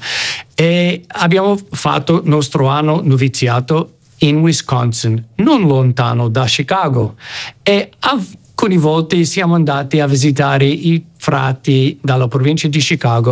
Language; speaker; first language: Italian; non-native, fluent; English